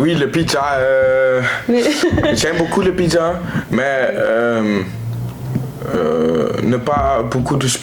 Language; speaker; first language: French; non-native, learner; Dutch